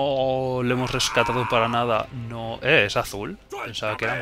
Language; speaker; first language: Spanish; native; Spanish